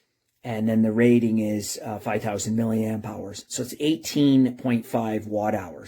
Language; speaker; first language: English; native; English